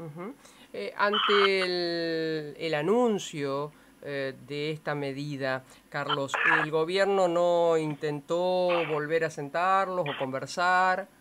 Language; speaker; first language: Spanish; native; Spanish